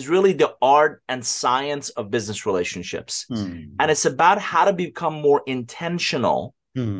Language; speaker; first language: English; non-native, fluent; Persian